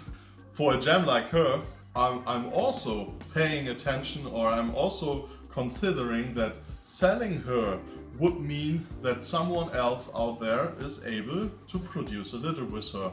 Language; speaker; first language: English; non-native, fluent; German